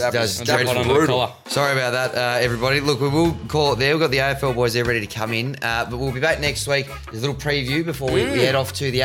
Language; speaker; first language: English; native; English